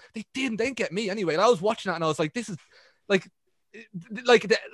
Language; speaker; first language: English; native; English